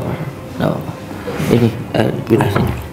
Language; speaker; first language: Indonesian; non-native, local second language; Javanese